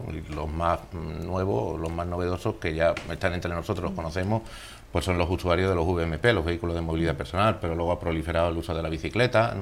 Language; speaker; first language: Spanish; native; Spanish